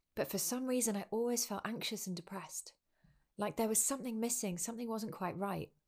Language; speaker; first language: English; native; English